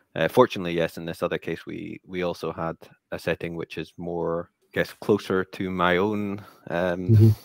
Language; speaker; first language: English; native; English